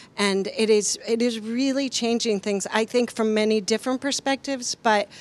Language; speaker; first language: English; native; English